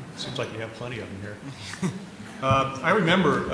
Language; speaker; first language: English; native; English